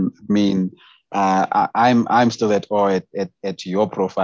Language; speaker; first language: English; non-native, local second language; Xhosa